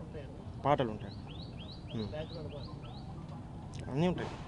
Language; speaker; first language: Telugu; native; Telugu